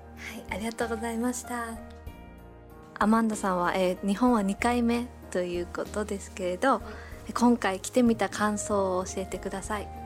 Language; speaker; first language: Japanese; native; Japanese